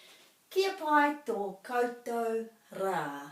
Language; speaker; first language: Māori; non-native, local second language; English